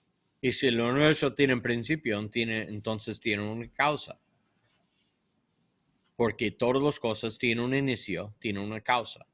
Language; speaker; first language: Spanish; non-native, learner; English